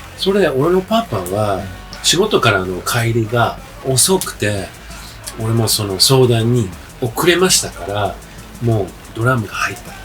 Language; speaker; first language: Japanese; non-native, fluent; English